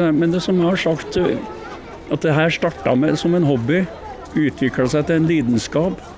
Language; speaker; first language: Norwegian; native; Norwegian